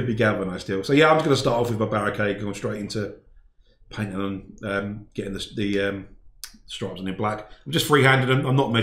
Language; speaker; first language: English; native; English